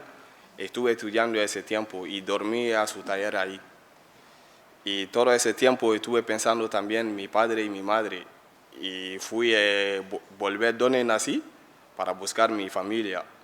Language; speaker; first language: Spanish; non-native, learner; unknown